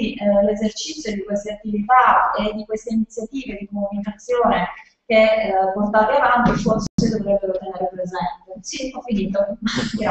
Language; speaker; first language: Italian; native; Italian